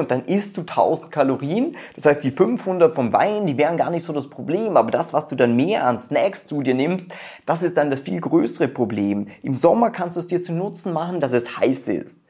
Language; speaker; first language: German; native; German